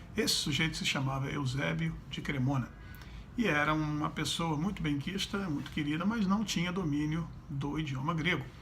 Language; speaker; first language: Portuguese; native; Portuguese